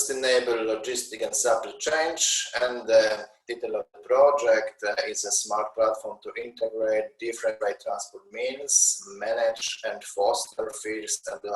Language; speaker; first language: English; non-native, learner; Polish